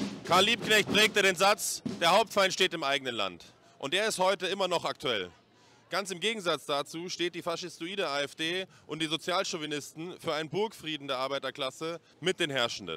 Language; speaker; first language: German; native; German